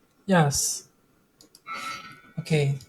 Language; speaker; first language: English; non-native, learner; Chinese